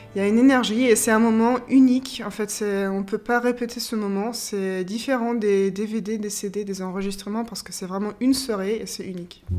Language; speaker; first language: French; non-native, fluent; German